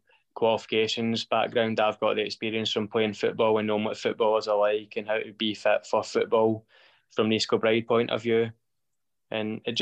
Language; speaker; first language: English; native; English